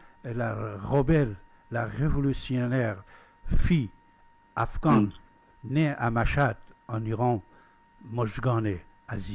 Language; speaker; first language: French; non-native, fluent; Persian